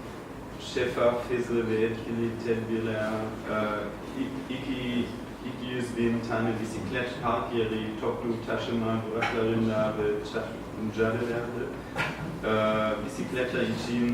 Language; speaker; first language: Turkish; non-native, learner; German